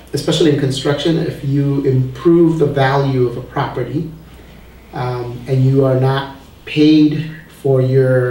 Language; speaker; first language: English; early bilingual, other home language; Spanish